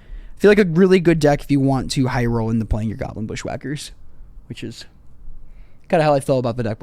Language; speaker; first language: English; native; English